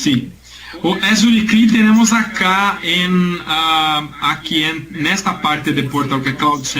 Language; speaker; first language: Spanish; non-native, learner; Portuguese